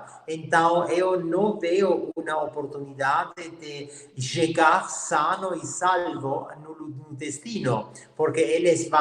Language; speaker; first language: Portuguese; non-native, learner; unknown